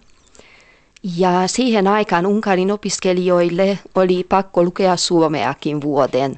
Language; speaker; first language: Finnish; non-native, fluent; Hungarian